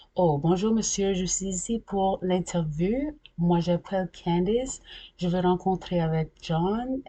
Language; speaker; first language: French; non-native, learner; English